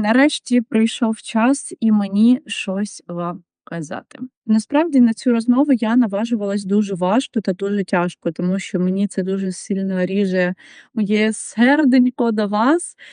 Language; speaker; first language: Ukrainian; native; Ukrainian